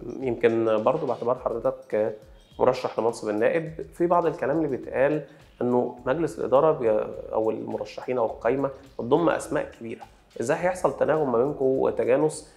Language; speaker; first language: Arabic; native; Arabic